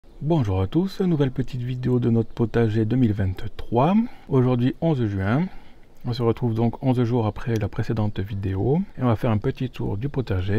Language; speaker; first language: French; native; French